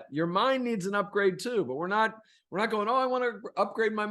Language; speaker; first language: English; native; English